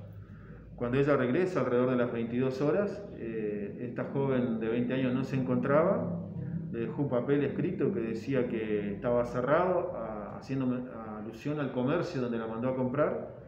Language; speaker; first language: Spanish; native; Spanish